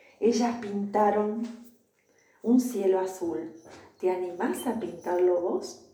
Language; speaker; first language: Spanish; native; Spanish